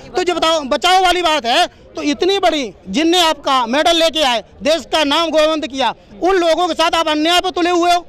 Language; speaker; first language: Hindi; native; Hindi